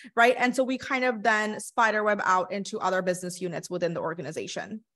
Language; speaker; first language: English; early bilingual, other home language; Hindi